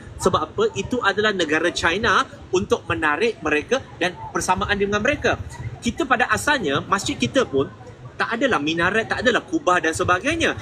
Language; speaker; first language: Malay; non-native, local second language; Chinese